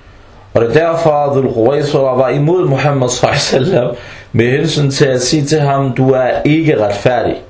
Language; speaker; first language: Danish; early bilingual, other home language; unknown